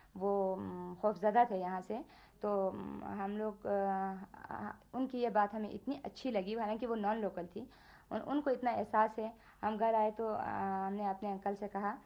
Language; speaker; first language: Urdu; non-native, local second language; Balti